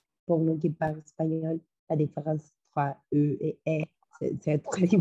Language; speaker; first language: French; non-native, learner; Spanish